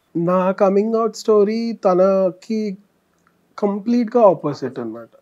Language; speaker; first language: Telugu; native; Telugu